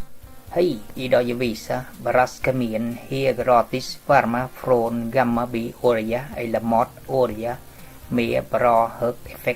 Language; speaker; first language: Swedish; non-native, learner; Vietnamese